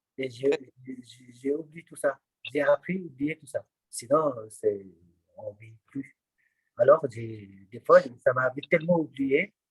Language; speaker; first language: French; non-native, fluent; Nepali